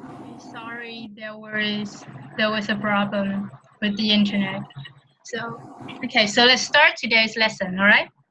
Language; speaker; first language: English; non-native, fluent; Vietnamese